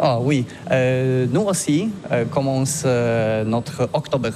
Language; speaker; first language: French; non-native, learner; Polish